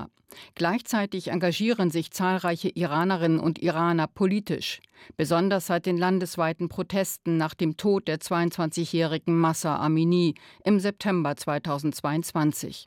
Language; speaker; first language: German; native; German